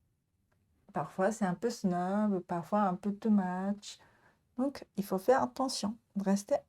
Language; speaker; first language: French; non-native, learner; Japanese